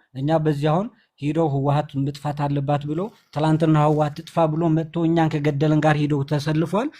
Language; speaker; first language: Amharic; non-native, local second language; Tigrinya